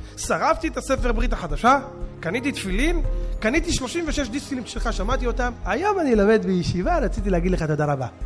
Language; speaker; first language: Hebrew; native; Hebrew